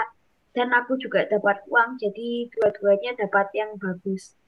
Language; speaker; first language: Indonesian; non-native, local second language; English